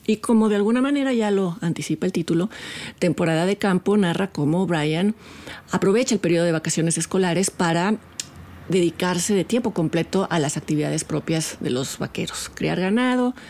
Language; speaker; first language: Spanish; native; Spanish